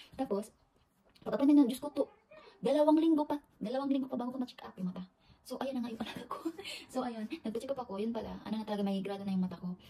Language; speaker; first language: Filipino; native; Filipino